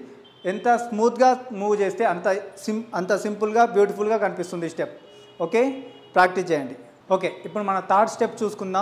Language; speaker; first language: Telugu; native; Telugu